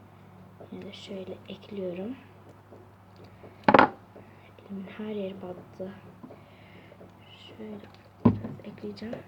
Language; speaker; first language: Turkish; native; Turkish